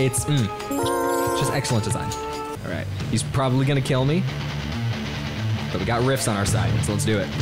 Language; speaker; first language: English; native; English